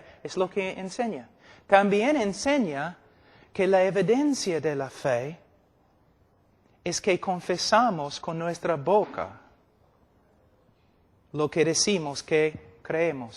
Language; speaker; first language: Spanish; non-native, fluent; English